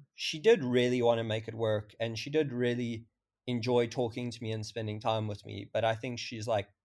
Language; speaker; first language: English; native; English